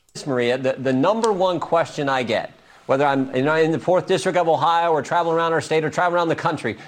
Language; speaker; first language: English; native; English